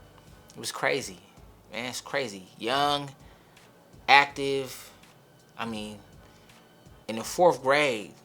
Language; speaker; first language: English; early bilingual, other home language; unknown